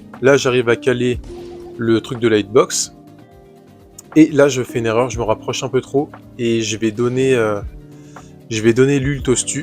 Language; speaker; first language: French; native; French